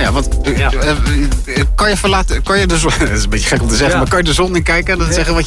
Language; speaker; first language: Dutch; native; Dutch